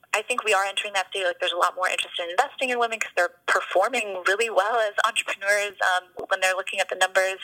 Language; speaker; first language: English; native; English